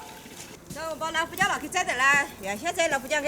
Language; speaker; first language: Chinese; native; Chinese